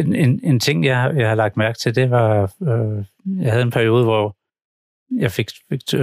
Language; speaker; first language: Swedish; non-native, learner; Danish